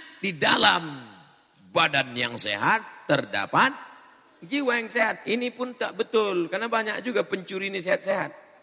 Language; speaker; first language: Indonesian; native; Indonesian